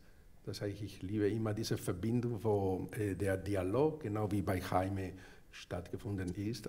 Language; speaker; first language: German; non-native, fluent; Spanish